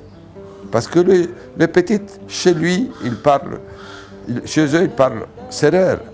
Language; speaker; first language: French; non-native, fluent; Italian